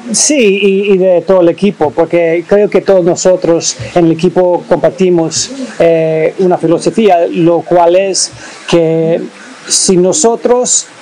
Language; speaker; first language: Spanish; non-native, fluent; English